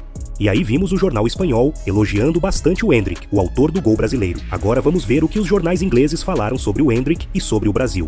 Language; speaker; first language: Portuguese; native; Portuguese